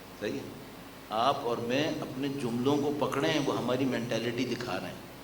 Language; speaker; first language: Urdu; native; Urdu